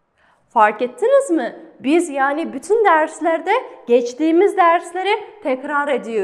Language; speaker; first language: Turkish; non-native, fluent; Kazakh